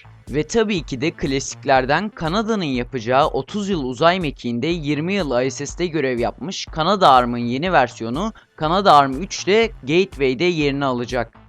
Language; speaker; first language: Turkish; native; Turkish